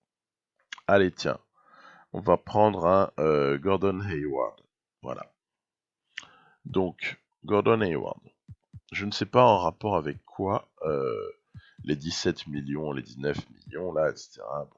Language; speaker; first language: French; native; French